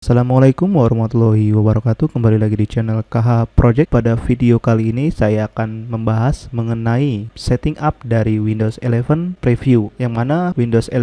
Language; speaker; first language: Indonesian; native; Indonesian